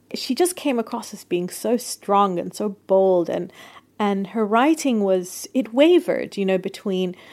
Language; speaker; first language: English; native; English